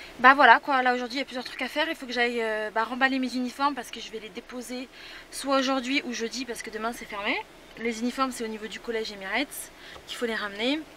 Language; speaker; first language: French; native; French